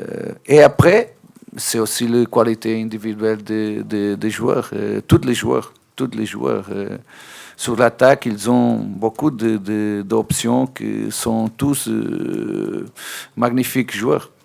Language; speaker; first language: French; non-native, fluent; Portuguese